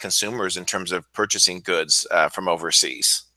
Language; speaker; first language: English; native; English